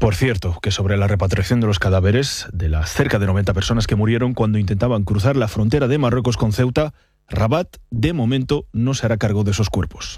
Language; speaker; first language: Spanish; native; Spanish